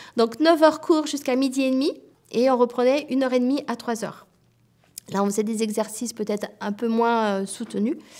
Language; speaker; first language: French; native; French